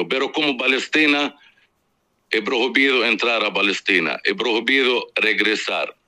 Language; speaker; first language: Spanish; non-native, fluent; Arabic